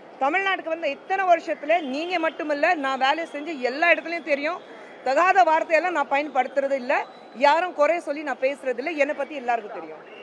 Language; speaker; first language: Tamil; non-native, fluent; Hindi